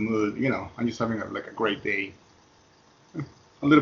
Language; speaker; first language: English; non-native, fluent; Spanish